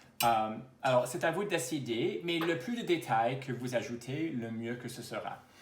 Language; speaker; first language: French; non-native, local second language; English